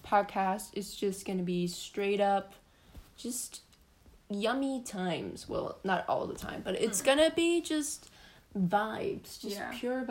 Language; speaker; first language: English; non-native, fluent; Danish